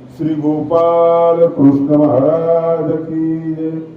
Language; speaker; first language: Hindi; non-native, local second language; Marathi